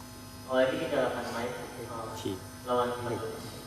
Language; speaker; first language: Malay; non-native, fluent; Korean